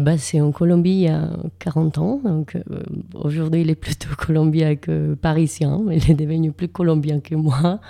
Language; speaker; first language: French; non-native, fluent; Spanish